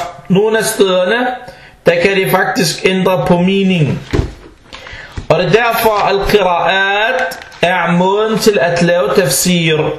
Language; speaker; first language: Danish; non-native, fluent; Arabic